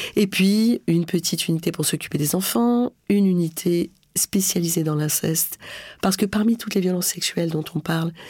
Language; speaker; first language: French; non-native, local second language; Arabic